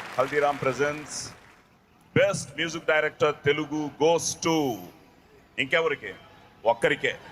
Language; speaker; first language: Telugu; native; Telugu